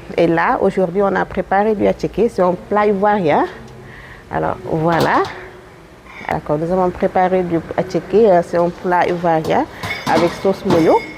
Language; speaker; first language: French; non-native, local second language; Wolof